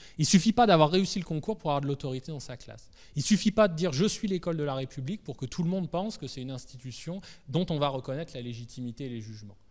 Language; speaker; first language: French; native; French